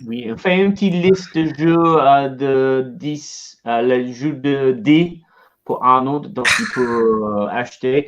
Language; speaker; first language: French; non-native, learner; English